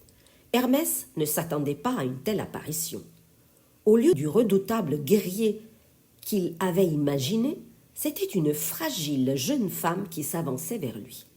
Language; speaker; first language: French; native; French